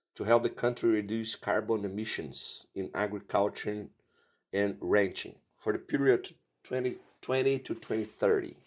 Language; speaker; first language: English; non-native, fluent; Portuguese